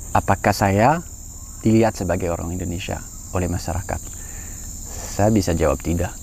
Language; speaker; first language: Indonesian; non-native, fluent; French